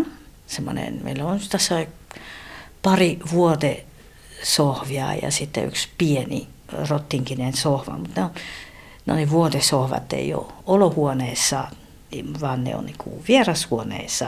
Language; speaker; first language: Finnish; non-native, fluent; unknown